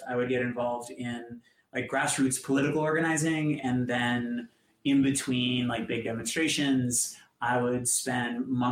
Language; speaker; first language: English; native; English